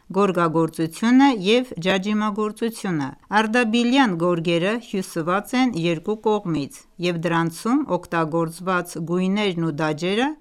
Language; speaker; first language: Armenian; early bilingual, heritage; Armenian